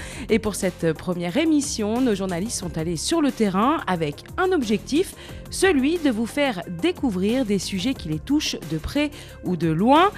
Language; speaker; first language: French; native; French